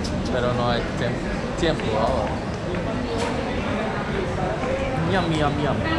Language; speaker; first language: Spanish; non-native, learner; Swedish